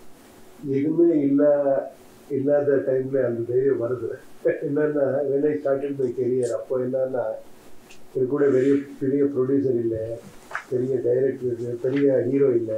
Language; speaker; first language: Tamil; non-native, learner; Kannada